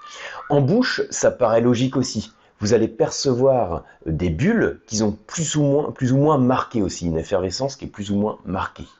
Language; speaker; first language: French; native; French